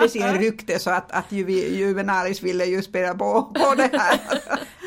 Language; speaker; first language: Swedish; non-native, fluent; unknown